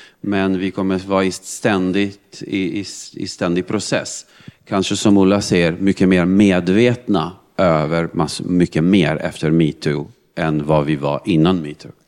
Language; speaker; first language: Swedish; non-native, fluent; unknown